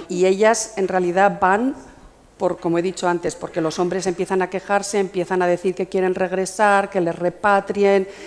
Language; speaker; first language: Spanish; native; Spanish